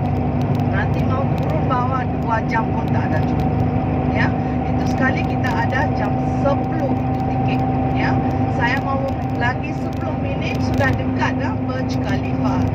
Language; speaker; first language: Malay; non-native, local second language; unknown